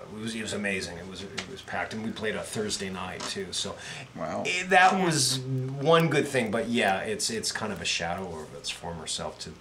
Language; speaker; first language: English; native; English